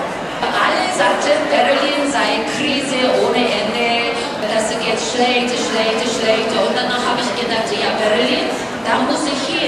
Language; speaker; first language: German; non-native, learner; Korean